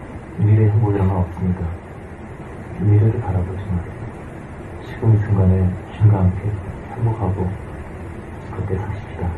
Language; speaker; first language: Korean; native; Korean